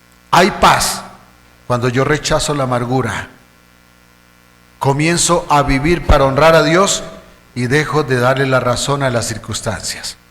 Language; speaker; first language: Spanish; native; Spanish